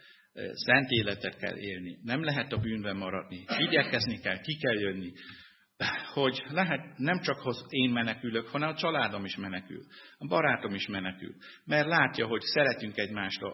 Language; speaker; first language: Hungarian; non-native, fluent; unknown